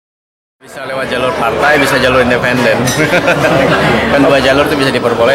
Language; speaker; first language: Indonesian; native; Indonesian